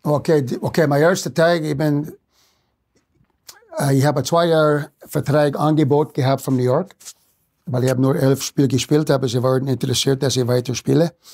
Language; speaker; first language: German; non-native, fluent; English